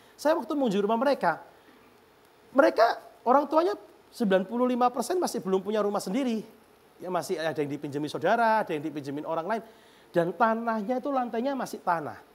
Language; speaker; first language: Indonesian; native; Indonesian